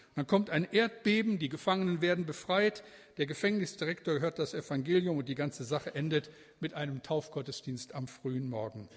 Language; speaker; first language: German; native; German